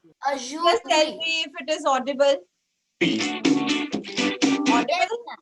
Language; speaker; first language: English; non-native, local second language; Hindi